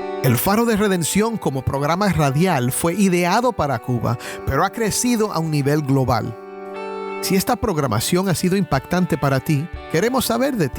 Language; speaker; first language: Spanish; native; Spanish